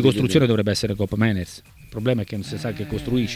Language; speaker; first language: Italian; native; Italian